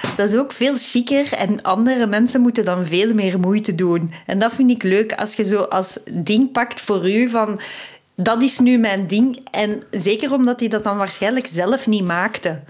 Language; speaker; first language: Dutch; native; Dutch